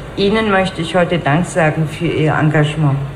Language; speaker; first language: German; native; German